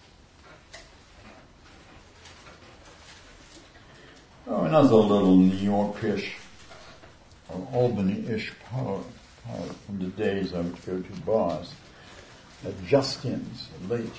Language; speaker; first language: English; non-native, fluent; Luxembourgish